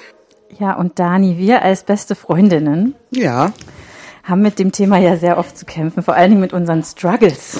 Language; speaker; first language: German; native; German